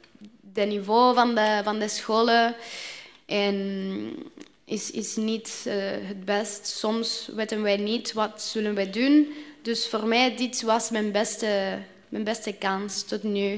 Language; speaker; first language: Dutch; non-native, learner; Spanish